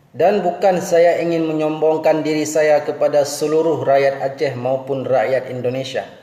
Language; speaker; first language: Malay; non-native, local second language; Achinese